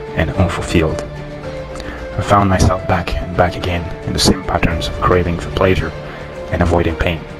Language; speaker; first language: English; non-native, fluent; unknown